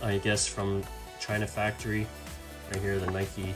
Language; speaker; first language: English; native; English